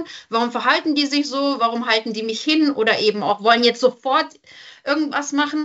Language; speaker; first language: German; native; German